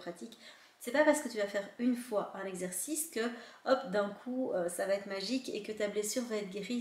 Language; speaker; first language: French; native; French